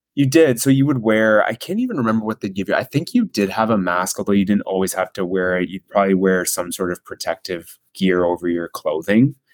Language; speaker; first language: English; native; English